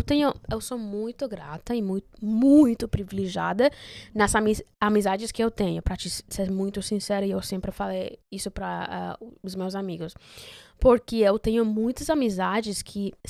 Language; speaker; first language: Portuguese; non-native, fluent; Spanish